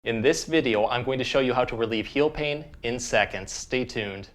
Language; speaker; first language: English; native; English